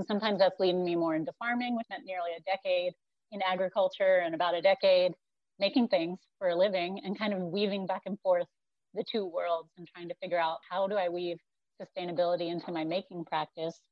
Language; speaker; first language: English; native; English